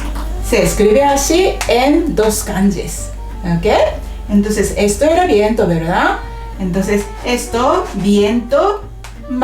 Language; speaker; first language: Spanish; non-native, fluent; Japanese